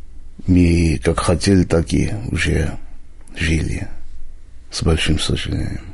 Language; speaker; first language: Russian; non-native, local second language; Armenian